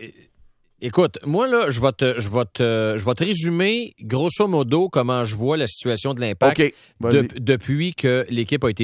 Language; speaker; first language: French; native; French